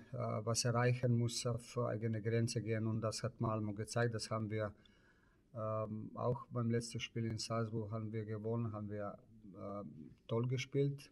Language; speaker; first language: German; non-native, learner; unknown